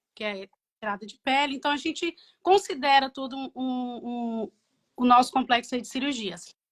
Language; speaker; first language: Portuguese; native; Portuguese